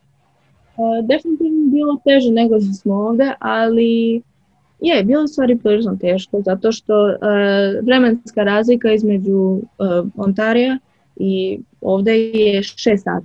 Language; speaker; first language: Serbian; early bilingual, other home language; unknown